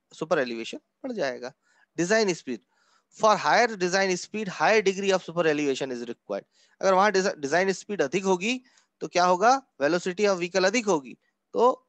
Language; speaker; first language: Hindi; native; Hindi